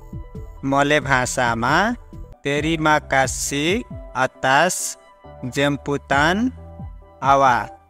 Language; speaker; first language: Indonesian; non-native, learner; Nepali